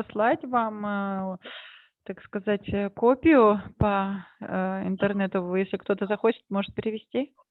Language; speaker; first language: Russian; native; Russian